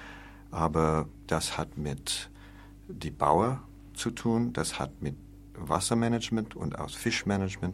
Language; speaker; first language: German; non-native, learner; English